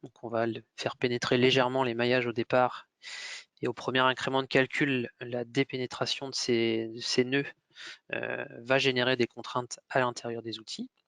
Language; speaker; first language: French; native; French